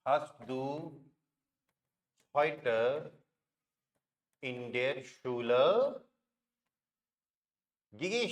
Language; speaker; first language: German; non-native, fluent; Hindi